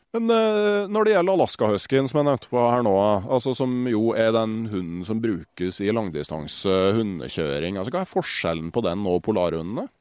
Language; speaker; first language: Norwegian; native; Norwegian